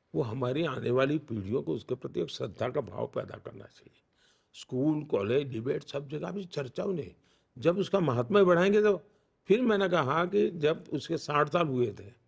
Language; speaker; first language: Hindi; non-native, local second language; Gujarati